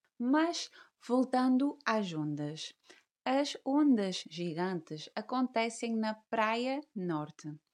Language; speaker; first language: Portuguese; native; Portuguese